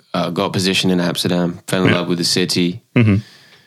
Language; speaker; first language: English; native; English